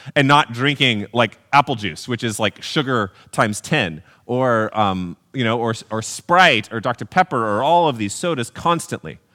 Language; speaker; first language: English; native; English